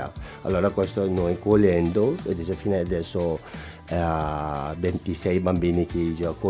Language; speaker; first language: Italian; non-native, learner; Nepali